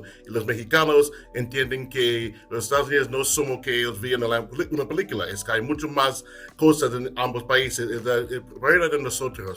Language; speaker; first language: Spanish; non-native, fluent; English